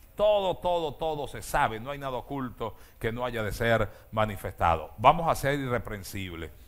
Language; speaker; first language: Spanish; native; Spanish